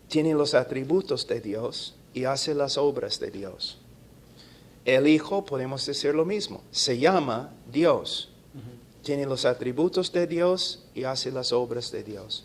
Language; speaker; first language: Spanish; non-native, fluent; English